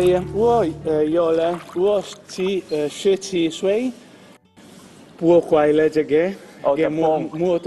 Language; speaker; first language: Chinese; non-native, learner; Italian